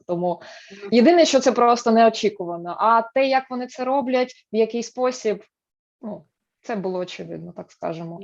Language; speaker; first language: Ukrainian; native; Ukrainian